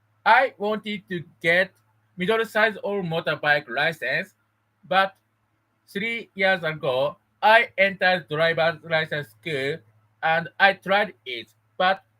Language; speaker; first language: English; non-native, learner; Japanese